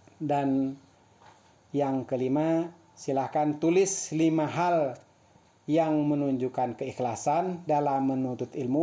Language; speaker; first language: Indonesian; native; Indonesian